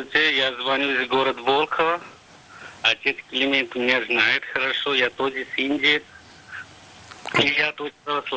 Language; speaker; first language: Russian; non-native, fluent; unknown